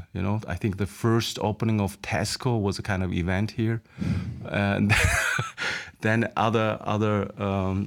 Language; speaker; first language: English; non-native, fluent; Mongolian